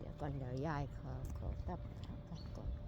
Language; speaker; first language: Thai; native; Thai